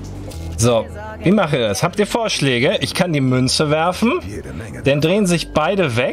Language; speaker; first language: German; native; German